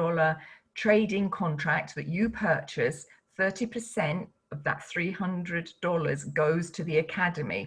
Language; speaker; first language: English; native; English